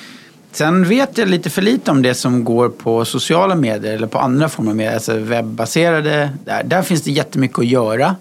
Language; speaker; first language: Swedish; native; Swedish